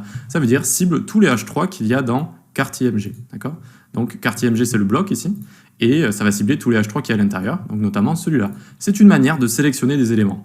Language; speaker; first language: French; native; French